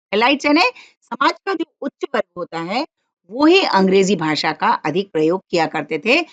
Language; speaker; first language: Hindi; non-native, local second language; Marathi